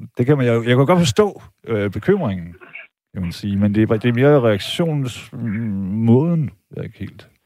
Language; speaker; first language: Danish; native; Danish